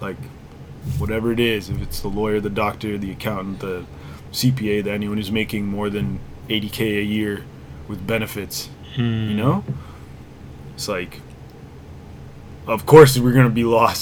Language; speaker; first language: English; native; English